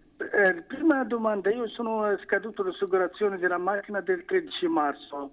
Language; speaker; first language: Italian; non-native, learner; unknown